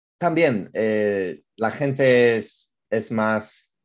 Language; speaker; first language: Spanish; non-native, learner; English